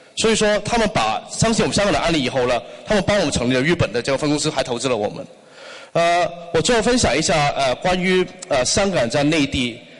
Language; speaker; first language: Chinese; non-native, local second language; Cantonese